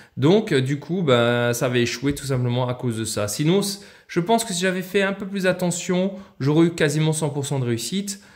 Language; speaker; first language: French; native; French